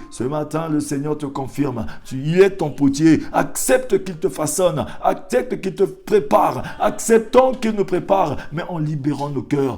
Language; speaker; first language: French; non-native, local second language; Lingala